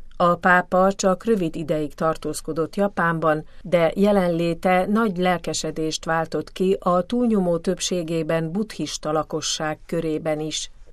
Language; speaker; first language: Hungarian; native; Hungarian